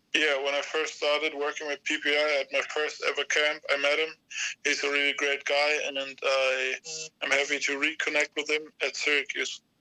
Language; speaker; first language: English; non-native, fluent; German